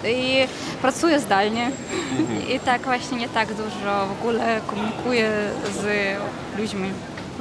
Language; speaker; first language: Polish; non-native, fluent; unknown